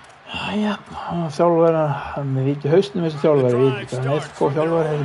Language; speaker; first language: Icelandic; non-native, learner; Norwegian